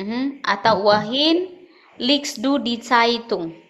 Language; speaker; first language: German; non-native, fluent; Indonesian